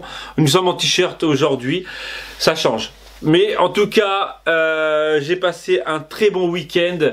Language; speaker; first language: French; native; French